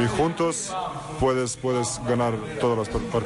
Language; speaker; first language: Spanish; non-native, learner; English